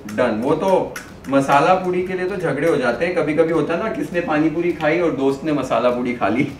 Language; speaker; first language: Hindi; non-native, local second language; Punjabi